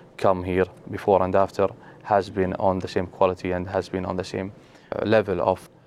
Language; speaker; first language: English; non-native, fluent; Arabic